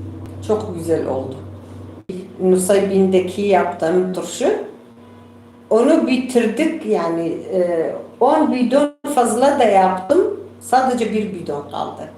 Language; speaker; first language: Turkish; non-native, local second language; Kurdish